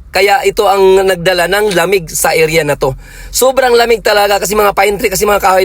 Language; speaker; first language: Filipino; native; Filipino